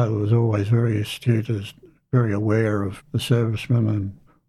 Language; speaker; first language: English; native; English